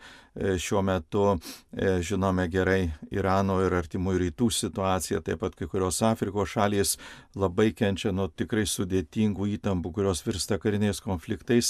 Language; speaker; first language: Lithuanian; native; Lithuanian